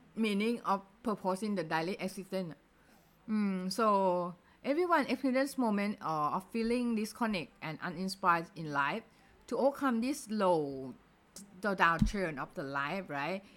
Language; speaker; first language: English; non-native, learner; Thai